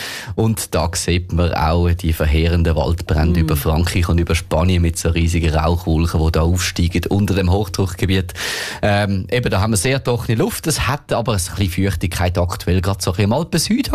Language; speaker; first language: German; native; German